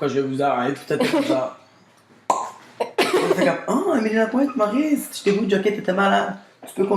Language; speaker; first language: French; native; French